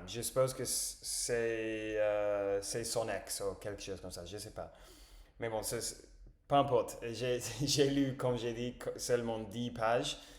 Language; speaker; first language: French; non-native, learner; English